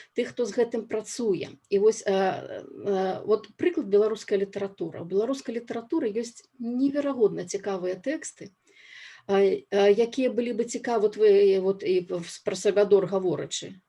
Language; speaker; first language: Belarusian; non-native, local second language; Russian